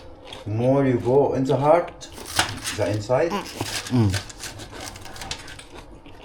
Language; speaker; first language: English; non-native, learner; Arabic